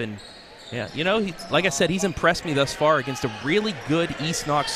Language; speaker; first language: English; native; English